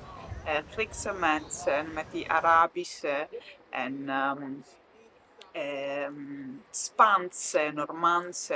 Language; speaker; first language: Dutch; non-native, fluent; Italian